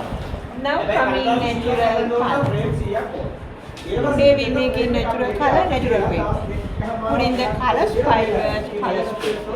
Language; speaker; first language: English; non-native, learner; Sinhala